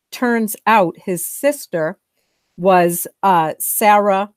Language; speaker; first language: English; native; English